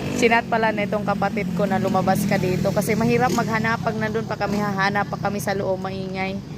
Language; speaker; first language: Filipino; non-native, local second language; Cebuano